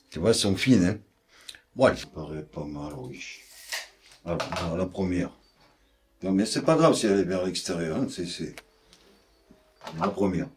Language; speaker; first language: French; native; French